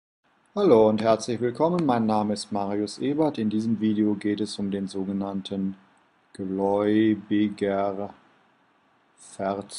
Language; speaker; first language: German; native; German